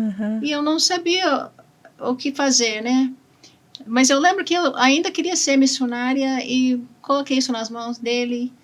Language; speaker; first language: Portuguese; non-native, fluent; English